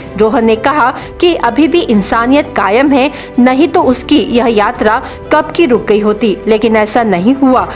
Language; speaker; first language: Hindi; native; Hindi